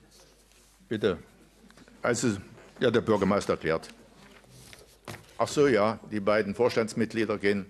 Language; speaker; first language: German; native; German